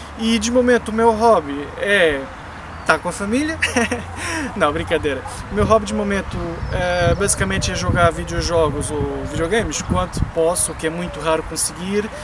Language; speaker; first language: Portuguese; native; Portuguese